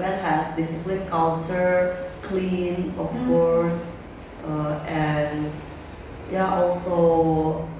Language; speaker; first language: English; non-native, learner; Indonesian